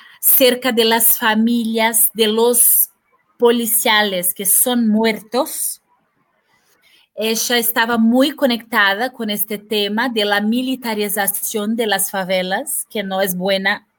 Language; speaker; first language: Spanish; non-native, fluent; Portuguese